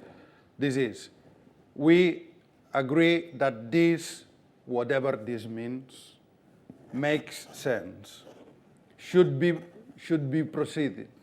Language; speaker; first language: English; non-native, fluent; Catalan